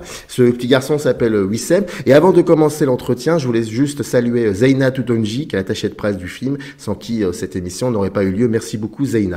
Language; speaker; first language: French; native; French